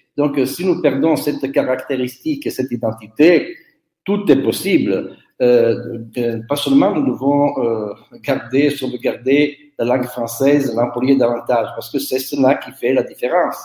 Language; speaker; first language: French; non-native, local second language; Italian